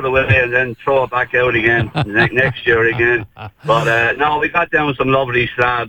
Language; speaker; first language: English; native; English